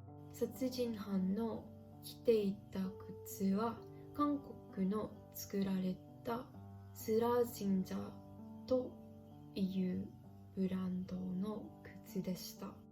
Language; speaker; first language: Japanese; non-native, learner; English